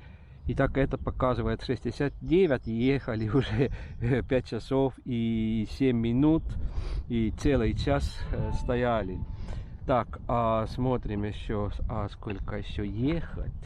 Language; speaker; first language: Russian; non-native, local second language; Estonian